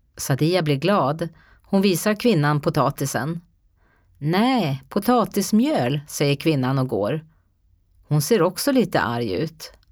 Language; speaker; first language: Swedish; native; Swedish